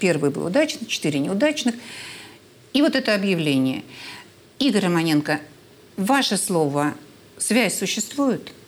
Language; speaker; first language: Russian; native; Russian